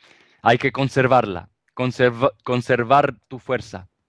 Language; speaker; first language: Spanish; non-native, fluent; Italian